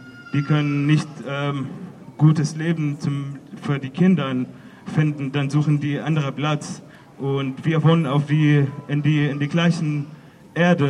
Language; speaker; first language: German; non-native, learner; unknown